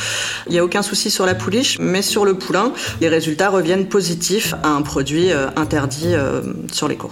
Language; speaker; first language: French; native; French